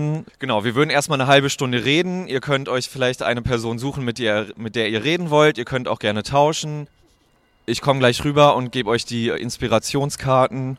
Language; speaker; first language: German; native; German